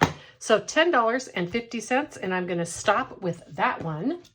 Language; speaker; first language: English; native; English